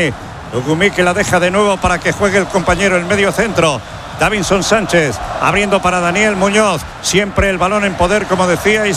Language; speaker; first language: Spanish; native; Spanish